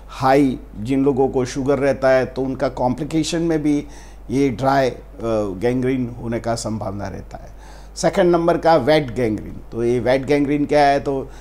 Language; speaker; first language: Hindi; non-native, local second language; Gujarati